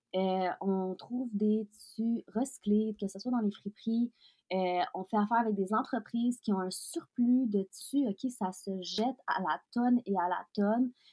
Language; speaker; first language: French; early bilingual, other home language; Russian